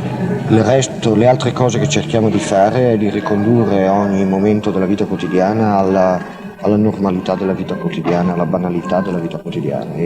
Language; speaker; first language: Italian; native; Italian